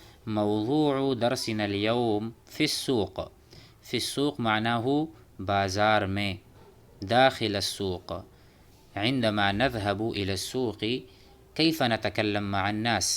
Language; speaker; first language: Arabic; non-native, fluent; Urdu